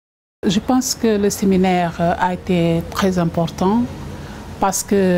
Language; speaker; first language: French; non-native, fluent; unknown